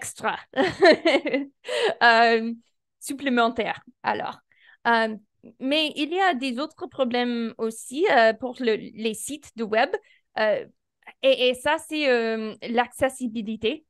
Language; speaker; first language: French; non-native, fluent; English